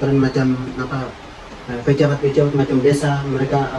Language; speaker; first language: Indonesian; non-native, local second language; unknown